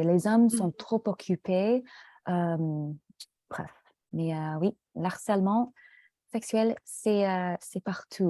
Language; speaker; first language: French; non-native, fluent; English